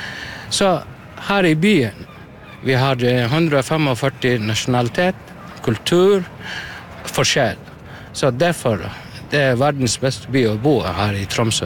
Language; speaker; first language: Norwegian; non-native, learner; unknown